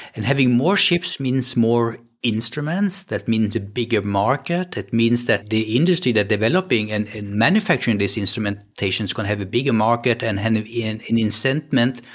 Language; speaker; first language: English; non-native, fluent; Swedish